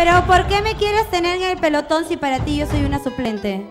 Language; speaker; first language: Spanish; native; Spanish